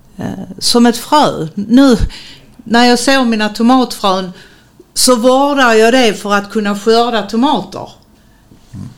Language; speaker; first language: Swedish; native; Swedish